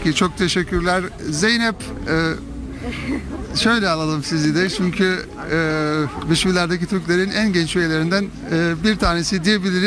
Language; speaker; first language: Turkish; native; Turkish